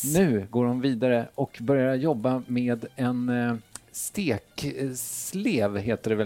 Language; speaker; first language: Swedish; native; Swedish